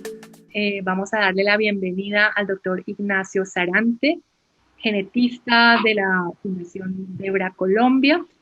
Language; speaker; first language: Spanish; native; Spanish